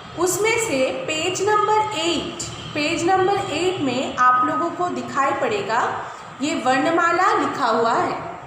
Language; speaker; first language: Hindi; non-native, local second language; Bangla